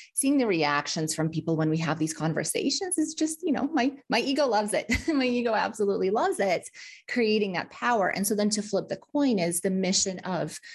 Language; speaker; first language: English; early bilingual, other home language; Russian